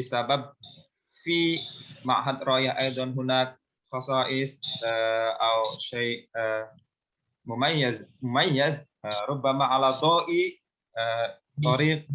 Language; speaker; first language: Arabic; non-native, learner; Indonesian